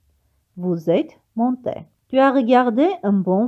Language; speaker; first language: French; non-native, fluent; Armenian